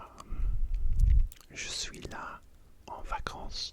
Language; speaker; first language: French; non-native, learner; English